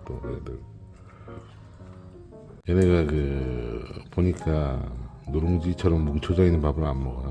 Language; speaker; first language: Korean; native; Korean